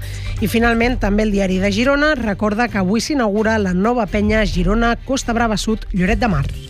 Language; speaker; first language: Catalan; native; Catalan